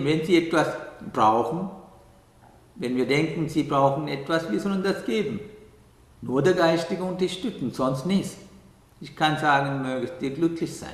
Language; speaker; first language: German; non-native, learner; Sinhala